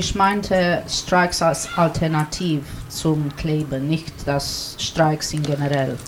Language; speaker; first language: German; non-native, learner; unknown